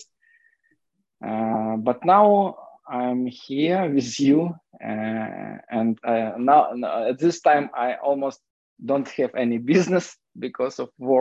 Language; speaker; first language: English; non-native, fluent; Ukrainian